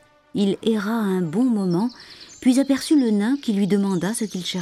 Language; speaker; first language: French; native; French